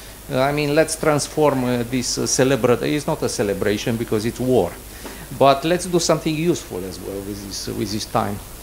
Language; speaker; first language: English; non-native, fluent; Romanian